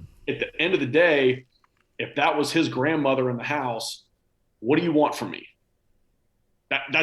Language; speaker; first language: English; native; English